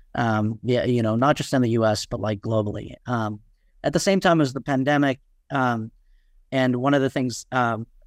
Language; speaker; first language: English; early bilingual, other home language; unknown